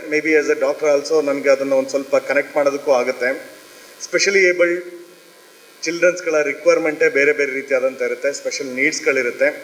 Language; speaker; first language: Kannada; native; Kannada